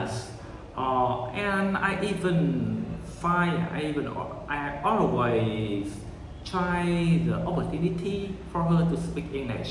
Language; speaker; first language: English; non-native, learner; Vietnamese